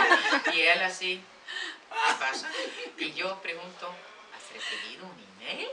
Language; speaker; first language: Spanish; non-native, fluent; Swedish